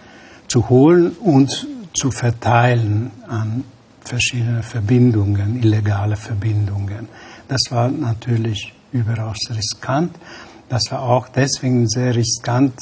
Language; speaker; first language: German; non-native, fluent; Hungarian